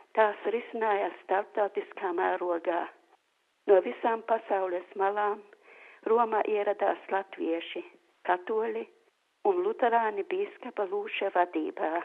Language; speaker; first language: Latvian; native; Latvian